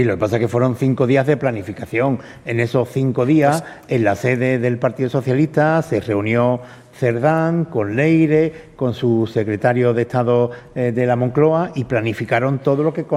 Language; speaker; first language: Spanish; native; Spanish